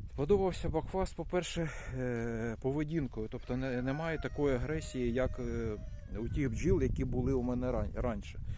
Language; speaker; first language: Ukrainian; non-native, local second language; Russian